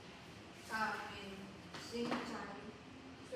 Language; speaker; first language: Chinese; non-native, learner; Filipino